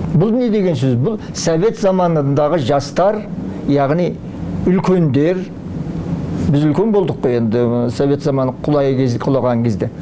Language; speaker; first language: Kazakh; native; Kazakh